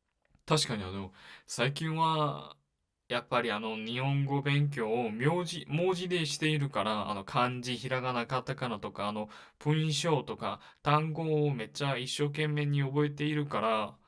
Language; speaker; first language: Japanese; non-native, learner; Korean